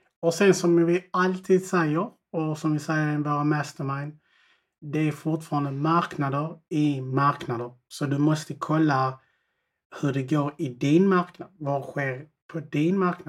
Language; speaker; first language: Swedish; early bilingual, other home language; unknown